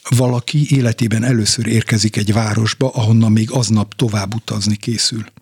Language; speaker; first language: Hungarian; non-native, fluent; Turkish